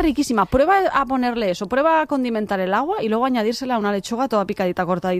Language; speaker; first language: Spanish; native; Spanish